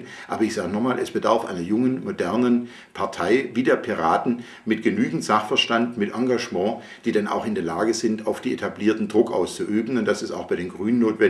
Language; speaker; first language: German; native; German